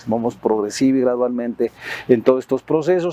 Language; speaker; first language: Spanish; native; Spanish